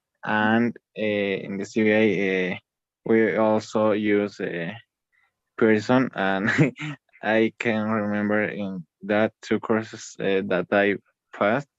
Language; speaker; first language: English; non-native, learner; Spanish